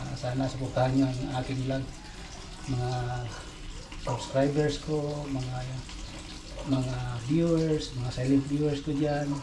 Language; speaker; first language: Filipino; non-native, local second language; Cebuano